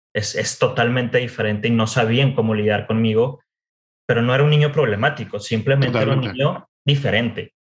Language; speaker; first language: Spanish; native; Spanish